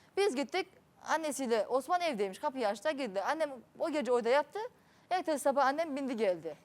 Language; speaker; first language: Turkish; native; Turkish